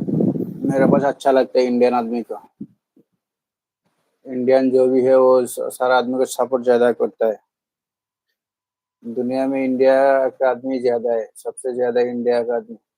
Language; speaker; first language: Hindi; non-native, learner; Bangla